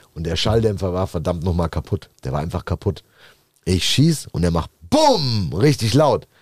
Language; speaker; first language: German; native; German